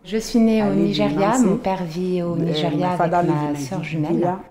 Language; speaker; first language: French; non-native, fluent; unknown